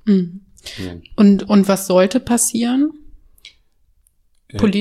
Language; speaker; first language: German; native; German